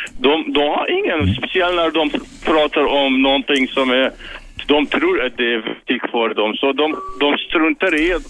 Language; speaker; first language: Swedish; non-native, learner; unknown